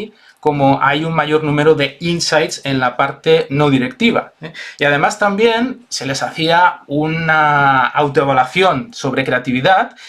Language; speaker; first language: Spanish; native; Spanish